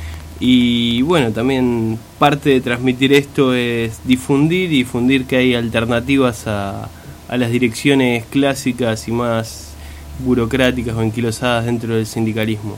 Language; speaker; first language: Spanish; native; Spanish